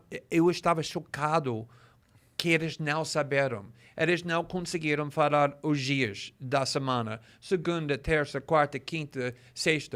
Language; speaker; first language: Portuguese; non-native, fluent; English